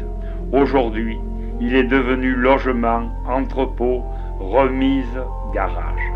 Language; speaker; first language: French; native; French